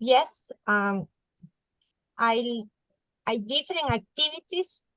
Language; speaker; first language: English; non-native, learner; Spanish